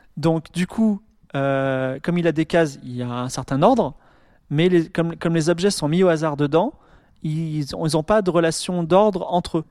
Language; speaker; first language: French; native; French